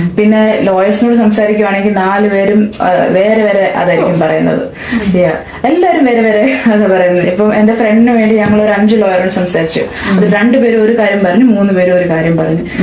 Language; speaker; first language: Malayalam; non-native, local second language; English